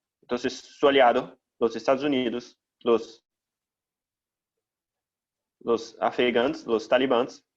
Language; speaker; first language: Spanish; non-native, fluent; Portuguese